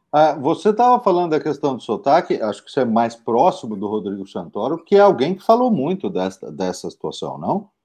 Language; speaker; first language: Portuguese; native; Portuguese